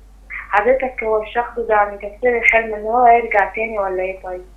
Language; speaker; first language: Arabic; native; Arabic